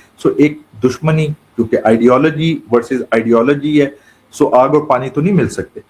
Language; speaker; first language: Urdu; non-native, local second language; Pashto